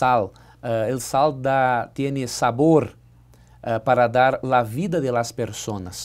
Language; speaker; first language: Spanish; non-native, learner; Portuguese